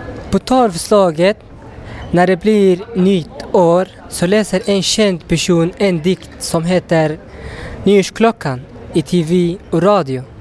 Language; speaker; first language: Swedish; non-native, fluent; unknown